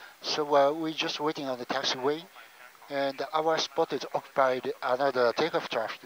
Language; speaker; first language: English; non-native, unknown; Japanese